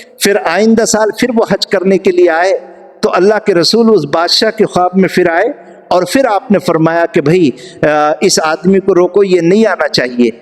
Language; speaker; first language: Urdu; native; Urdu